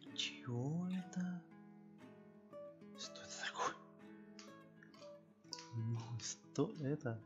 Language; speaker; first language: Russian; non-native, learner; Spanish